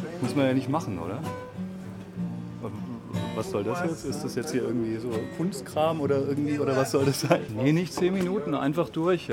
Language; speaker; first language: German; native; German